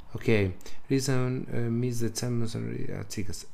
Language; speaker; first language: English; non-native, learner; Albanian